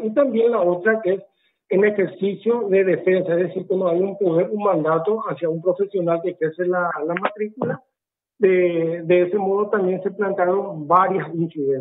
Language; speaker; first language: Spanish; native; Spanish